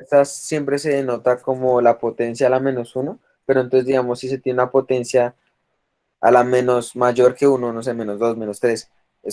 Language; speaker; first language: Spanish; native; Spanish